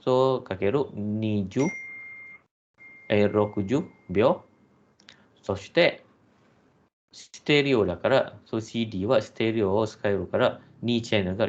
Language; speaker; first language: Japanese; non-native, fluent; Malay